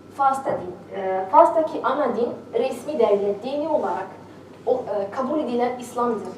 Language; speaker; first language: Turkish; non-native, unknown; Arabic